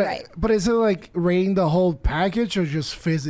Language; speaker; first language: English; native; English